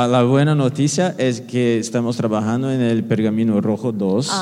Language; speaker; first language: Spanish; non-native, fluent; Portuguese